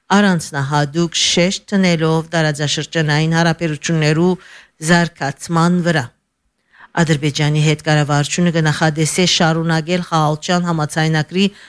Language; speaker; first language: Armenian; early bilingual, heritage; Armenian